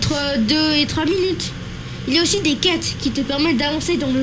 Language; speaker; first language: French; native; French